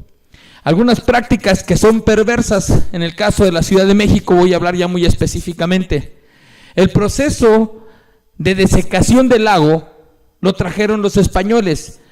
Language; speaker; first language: Spanish; native; Spanish